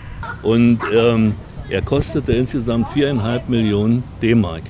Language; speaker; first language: German; native; German